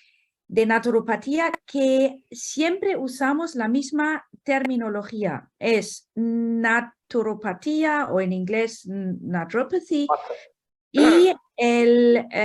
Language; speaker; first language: Spanish; non-native, fluent; German